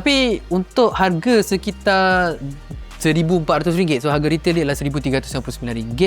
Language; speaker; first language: Malay; native; Malay